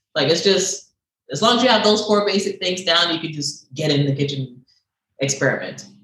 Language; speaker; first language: English; native; English